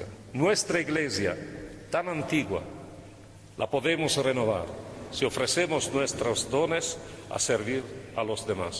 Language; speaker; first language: Spanish; non-native, fluent; Italian